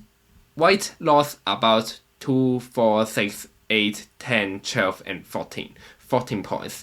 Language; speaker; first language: English; non-native, fluent; Chinese